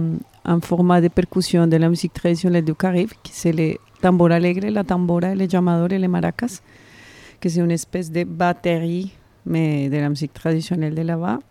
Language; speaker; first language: French; non-native, fluent; Spanish